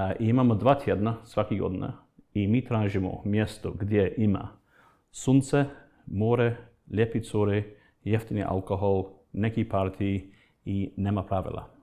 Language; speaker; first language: Croatian; non-native, fluent; English